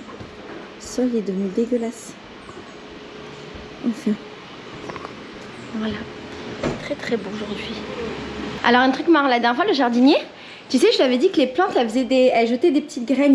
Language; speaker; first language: French; native; French